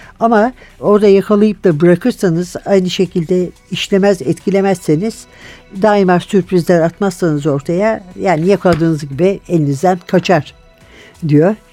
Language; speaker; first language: Turkish; native; Turkish